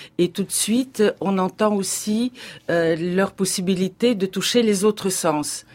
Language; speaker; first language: French; non-native, fluent; Bulgarian